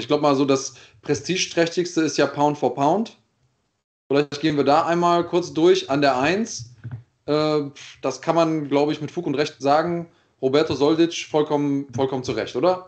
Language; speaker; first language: German; native; German